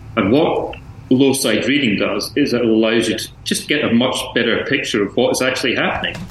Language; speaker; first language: English; native; English